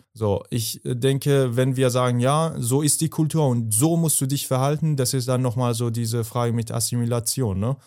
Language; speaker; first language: German; non-native, fluent; Persian